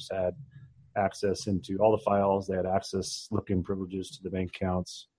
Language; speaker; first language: English; native; English